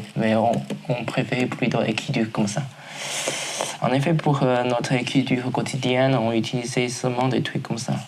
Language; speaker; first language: French; non-native, learner; Chinese